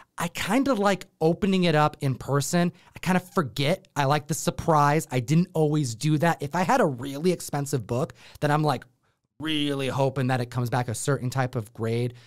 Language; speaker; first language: English; native; English